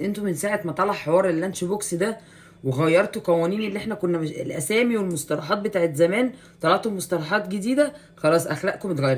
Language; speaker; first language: Arabic; native; Arabic